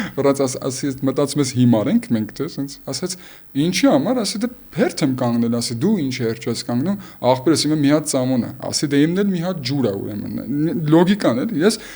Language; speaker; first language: Armenian; early bilingual, heritage; Armenian